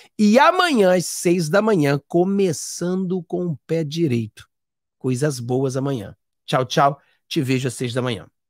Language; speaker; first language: Portuguese; native; Portuguese